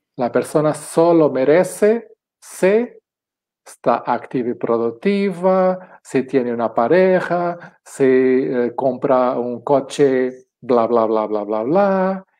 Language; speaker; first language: Spanish; non-native, fluent; Portuguese